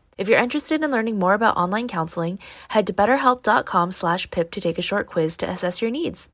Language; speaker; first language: English; native; English